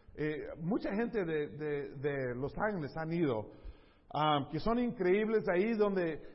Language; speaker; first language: Spanish; early bilingual, heritage; Spanish